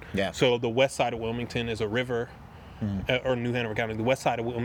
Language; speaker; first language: English; native; English